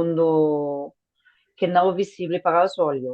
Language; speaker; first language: Portuguese; non-native, fluent; Spanish